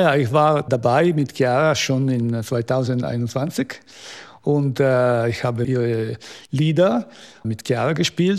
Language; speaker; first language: German; non-native, fluent; Italian